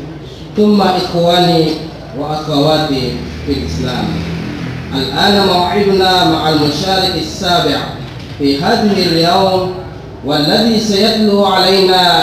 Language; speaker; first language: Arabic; non-native, learner; Maranao